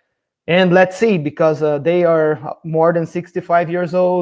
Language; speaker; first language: English; non-native, fluent; Portuguese